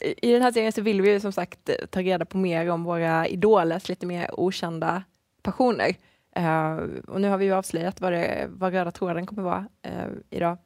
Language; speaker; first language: Swedish; native; Swedish